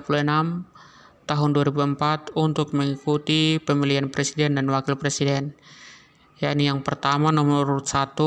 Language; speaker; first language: Indonesian; native; Indonesian